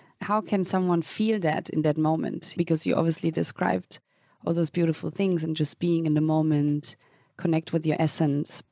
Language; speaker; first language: English; non-native, fluent; German